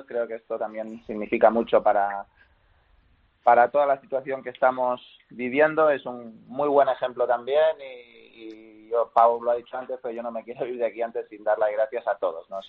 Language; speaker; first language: Spanish; native; Spanish